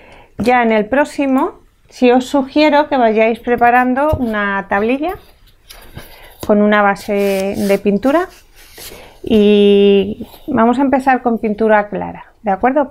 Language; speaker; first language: Spanish; native; Spanish